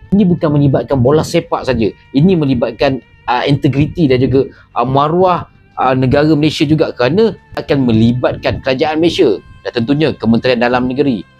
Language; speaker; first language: Malay; native; Malay